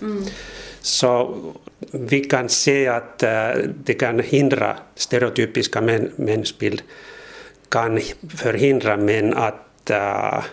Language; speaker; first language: Swedish; non-native, learner; Finnish